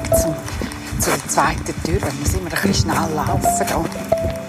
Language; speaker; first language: German; non-native, fluent; Spanish